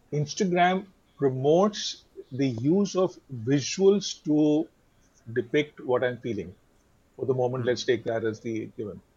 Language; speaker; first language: English; non-native, local second language; Hindi